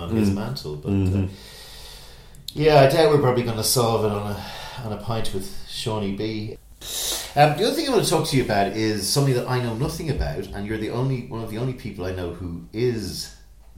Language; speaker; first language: English; native; English